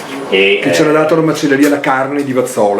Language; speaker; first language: Italian; native; Italian